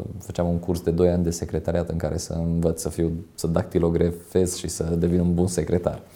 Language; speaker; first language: Romanian; non-native, local second language; Hungarian